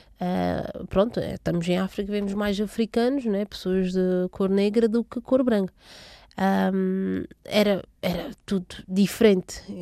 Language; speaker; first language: Portuguese; native; Portuguese